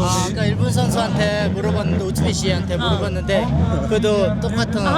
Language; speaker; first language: Korean; non-native, fluent; Mongolian